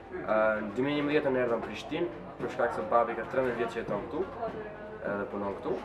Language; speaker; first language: Albanian; native; Albanian